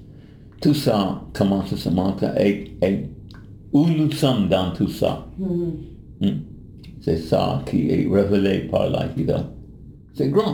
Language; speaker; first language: French; non-native, learner; English